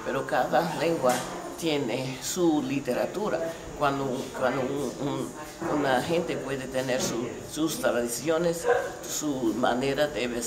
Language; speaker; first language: Spanish; non-native, fluent; English